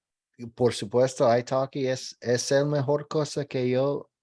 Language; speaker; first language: Spanish; non-native, learner; English